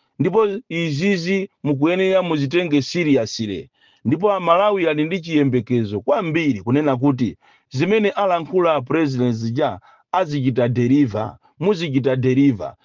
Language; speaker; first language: Nyanja; native; Nyanja